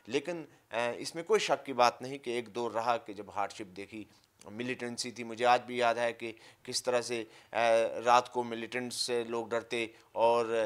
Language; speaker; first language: Urdu; non-native, local second language; Punjabi